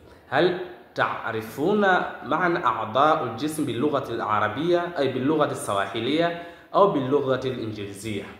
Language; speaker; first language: Arabic; non-native, fluent; Swahili